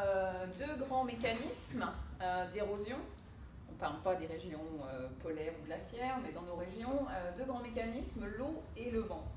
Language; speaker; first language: French; native; French